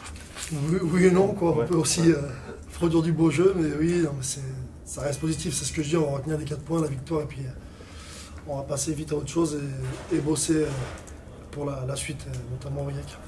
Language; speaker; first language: French; native; French